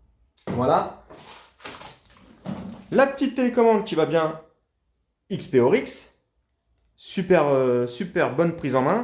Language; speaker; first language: French; native; French